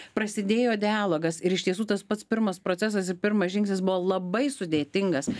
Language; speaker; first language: Lithuanian; native; Lithuanian